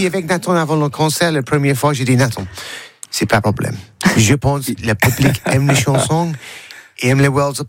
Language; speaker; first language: French; non-native, learner; English